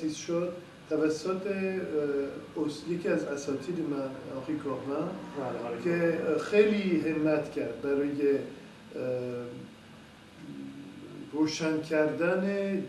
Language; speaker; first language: Persian; non-native, fluent; French